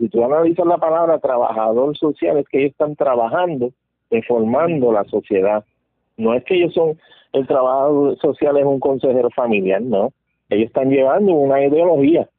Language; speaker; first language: Spanish; native; Spanish